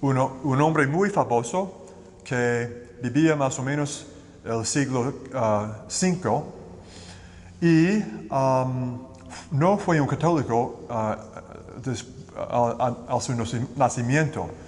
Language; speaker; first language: Spanish; non-native, learner; English